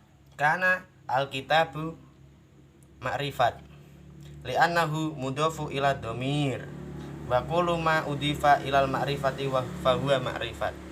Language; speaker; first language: Arabic; non-native, learner; Indonesian